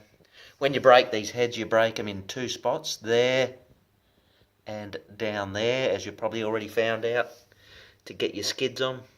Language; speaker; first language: English; native; English